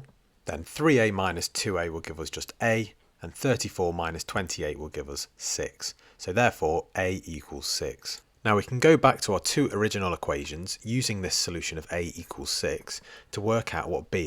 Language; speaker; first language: English; native; English